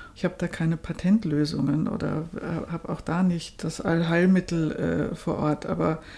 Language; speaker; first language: German; native; German